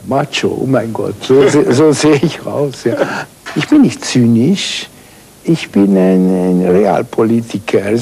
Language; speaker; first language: German; non-native, fluent; Hungarian